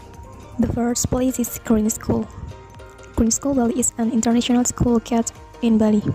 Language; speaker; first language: English; non-native, learner; Indonesian